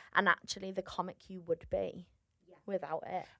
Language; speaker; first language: English; native; English